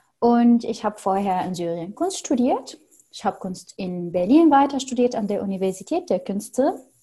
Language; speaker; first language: German; non-native, fluent; Arabic